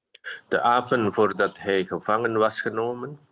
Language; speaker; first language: Dutch; non-native, fluent; Indonesian